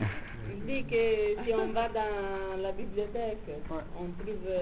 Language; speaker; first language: French; non-native, fluent; Italian